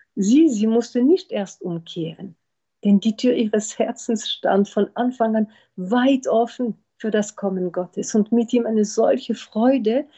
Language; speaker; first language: German; non-native, fluent; French